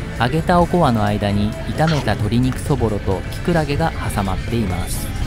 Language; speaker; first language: Japanese; native; Japanese